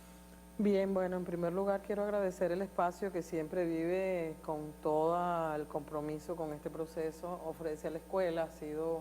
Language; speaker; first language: Spanish; native; Spanish